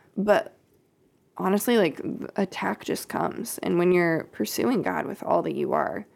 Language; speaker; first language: English; native; English